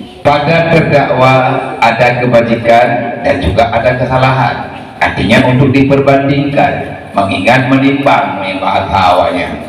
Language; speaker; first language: Malay; non-native, local second language; Achinese